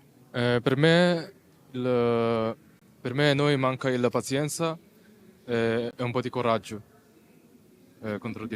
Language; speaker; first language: Italian; non-native, learner; Chinese